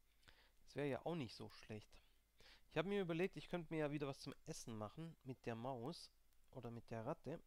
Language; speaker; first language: German; native; German